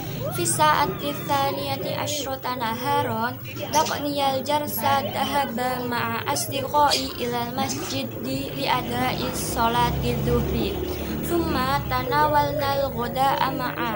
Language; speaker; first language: Arabic; non-native, learner; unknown